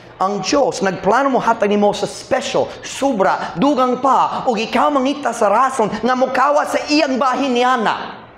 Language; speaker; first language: Cebuano; non-native, fluent; English